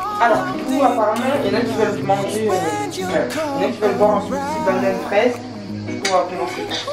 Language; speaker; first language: French; native; French